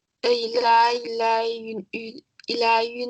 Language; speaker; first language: French; non-native, learner; Chinese